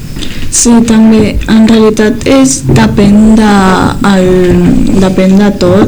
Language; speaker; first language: Catalan; early bilingual, other home language; Chinese